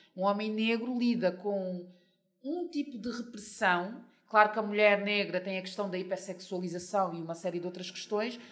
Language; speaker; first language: Portuguese; native; Portuguese